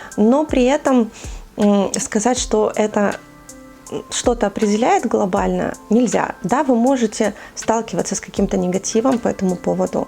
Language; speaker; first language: Russian; native; Russian